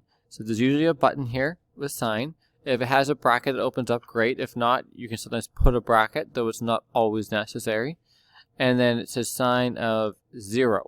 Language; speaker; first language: English; native; English